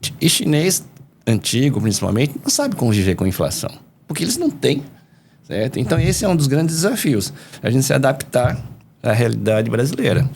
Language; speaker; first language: Portuguese; early bilingual, other home language; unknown